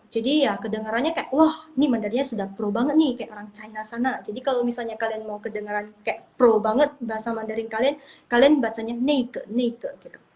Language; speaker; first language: Indonesian; non-native, local second language; Min Nan Chinese